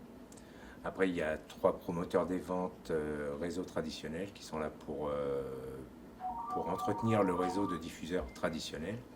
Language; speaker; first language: French; native; French